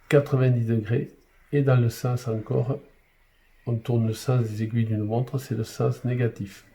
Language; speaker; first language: French; native; French